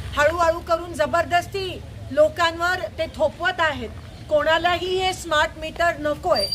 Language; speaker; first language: Marathi; native; Marathi